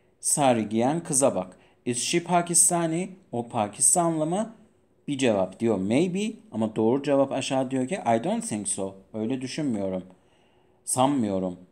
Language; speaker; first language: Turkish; non-native, fluent; Persian